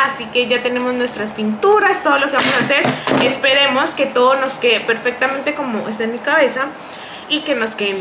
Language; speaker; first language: Spanish; native; Spanish